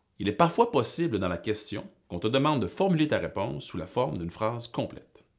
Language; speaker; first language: French; native; French